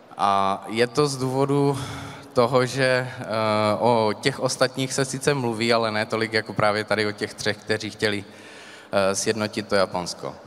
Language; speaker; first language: Czech; native; Czech